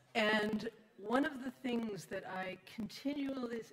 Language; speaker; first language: English; native; English